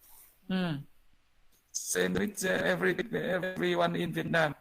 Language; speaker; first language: English; non-native, learner; Vietnamese